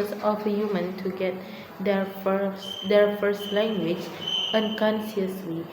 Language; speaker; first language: English; non-native, learner; Indonesian